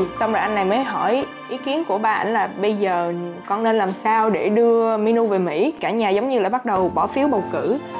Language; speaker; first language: Vietnamese; native; Vietnamese